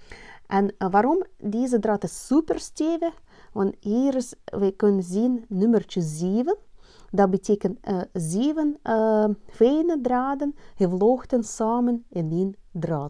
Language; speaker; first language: Dutch; non-native, learner; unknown